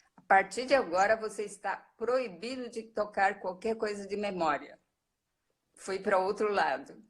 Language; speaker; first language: Portuguese; early bilingual, other home language; Japanese